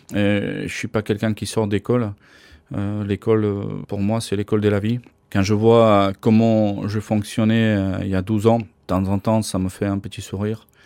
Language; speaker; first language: French; non-native, fluent; Slovak